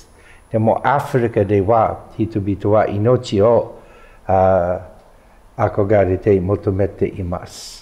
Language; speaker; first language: Japanese; non-native, fluent; English